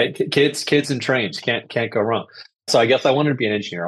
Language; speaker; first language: English; native; English